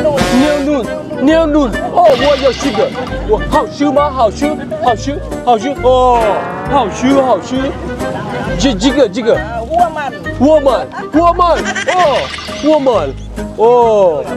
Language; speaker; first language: Chinese; non-native, learner; Thai